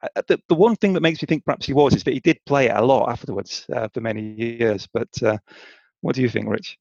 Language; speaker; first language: English; native; English